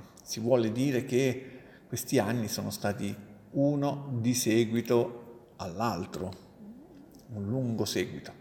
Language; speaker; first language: Italian; native; Italian